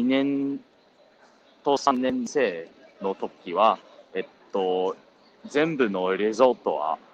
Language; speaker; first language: Japanese; non-native, learner; English